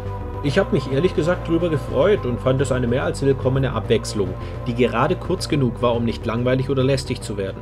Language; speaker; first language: German; native; German